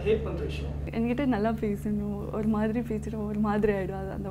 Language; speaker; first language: Tamil; non-native, learner; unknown